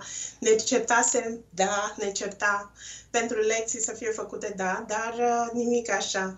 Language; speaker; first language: Romanian; non-native, local second language; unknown